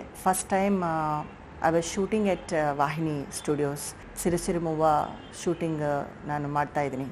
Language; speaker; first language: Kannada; non-native, learner; Telugu